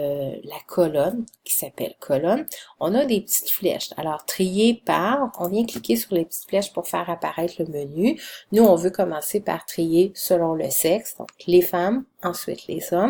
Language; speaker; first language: French; native; French